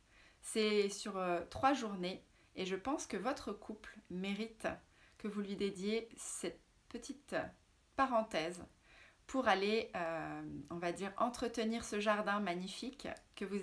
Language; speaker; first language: French; native; French